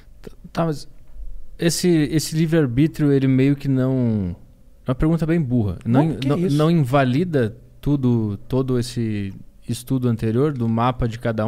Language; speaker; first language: Portuguese; native; Portuguese